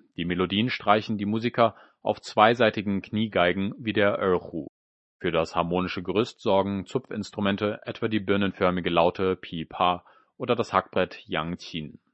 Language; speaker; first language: German; native; German